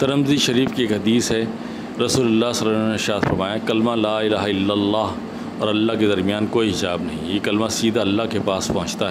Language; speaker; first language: Urdu; native; Urdu